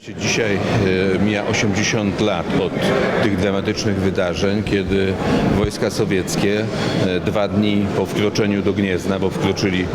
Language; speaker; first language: Polish; native; Polish